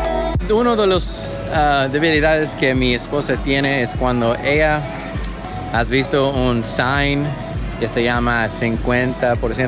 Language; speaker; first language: Spanish; non-native, learner; English